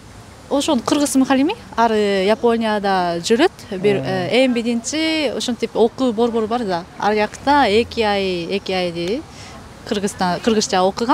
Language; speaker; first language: Kyrgyz; non-native, fluent; Japanese